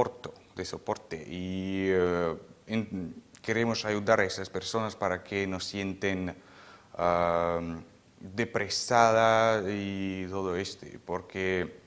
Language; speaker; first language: Spanish; non-native, fluent; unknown